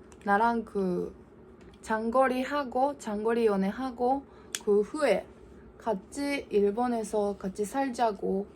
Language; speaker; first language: Korean; non-native, learner; Japanese